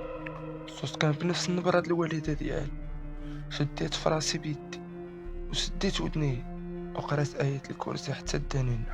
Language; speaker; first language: Arabic; native; Arabic